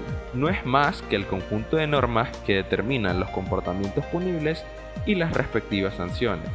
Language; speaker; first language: Spanish; native; Spanish